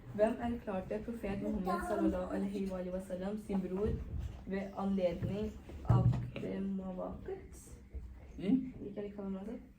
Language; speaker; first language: Norwegian; early bilingual, other home language; Urdu